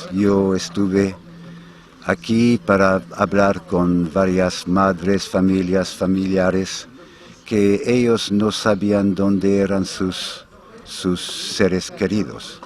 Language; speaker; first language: Spanish; non-native, fluent; English